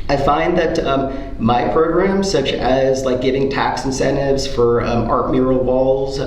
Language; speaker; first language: English; native; English